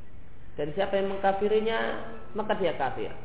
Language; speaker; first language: Indonesian; native; Indonesian